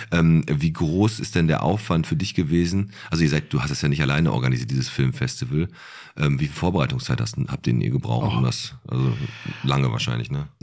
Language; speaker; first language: German; native; German